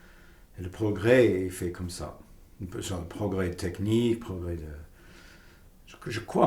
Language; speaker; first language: French; non-native, fluent; English